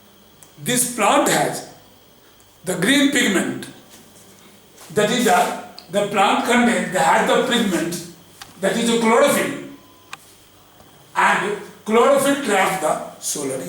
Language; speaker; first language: English; non-native, local second language; Hindi